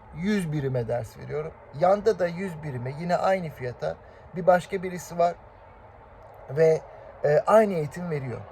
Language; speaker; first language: Turkish; native; Turkish